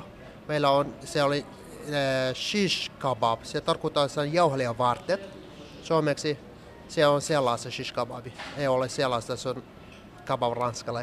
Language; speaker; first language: Finnish; non-native, learner; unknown